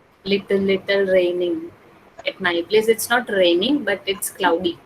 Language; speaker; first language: English; non-native, local second language; Hindi